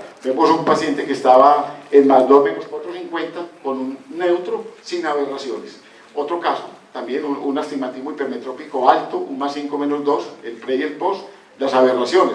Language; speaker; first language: Spanish; native; Spanish